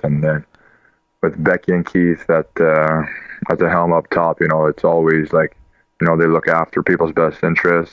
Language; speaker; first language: English; native; English